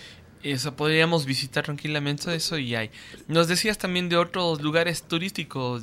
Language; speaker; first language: Spanish; native; Spanish